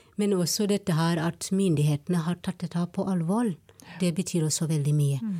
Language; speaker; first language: Norwegian; non-native, fluent; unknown